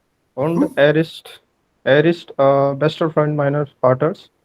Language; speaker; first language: German; non-native, learner; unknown